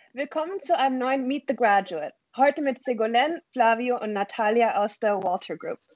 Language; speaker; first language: German; non-native, fluent; English